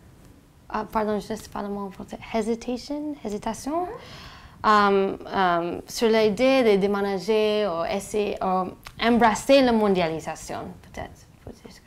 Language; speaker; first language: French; non-native, learner; English